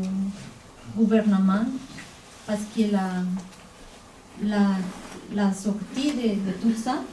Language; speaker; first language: French; non-native, fluent; Spanish